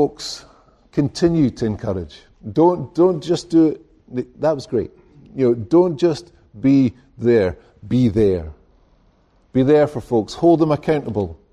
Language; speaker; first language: English; native; English